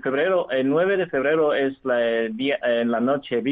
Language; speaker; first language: Spanish; non-native, fluent; Chinese